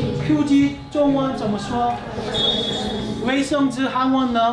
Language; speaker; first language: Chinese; non-native, fluent; Korean